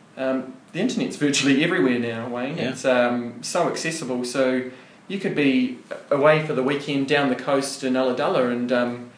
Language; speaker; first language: English; native; English